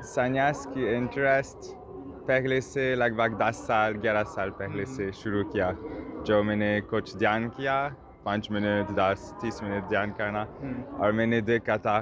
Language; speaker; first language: Hindi; non-native, learner; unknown